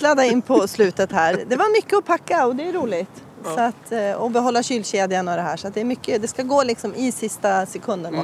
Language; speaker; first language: Swedish; native; Swedish